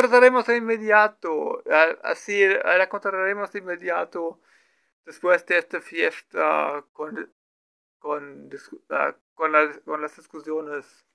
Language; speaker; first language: Spanish; non-native, learner; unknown